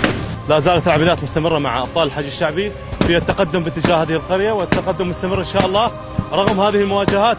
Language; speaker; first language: Arabic; native; Arabic